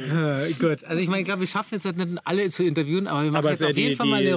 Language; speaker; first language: German; native; German